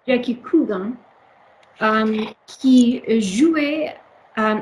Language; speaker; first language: French; non-native, learner; English